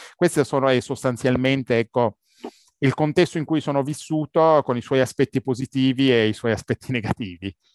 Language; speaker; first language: Italian; non-native, fluent; Arabic